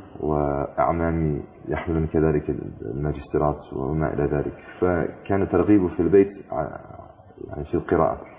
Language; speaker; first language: Arabic; non-native, fluent; English